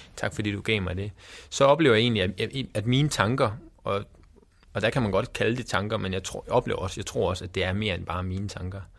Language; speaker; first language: Danish; native; Danish